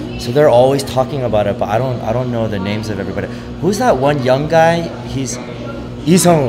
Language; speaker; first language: English; early bilingual, other home language; Korean